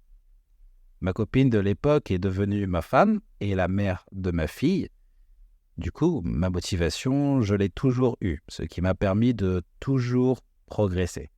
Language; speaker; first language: French; native; French